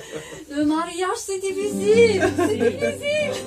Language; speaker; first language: French; non-native, local second language; Arabic